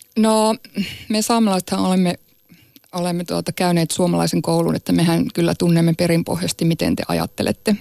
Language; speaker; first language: Finnish; non-native, local second language; Northern Sami